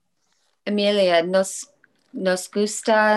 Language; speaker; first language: Spanish; non-native, learner; English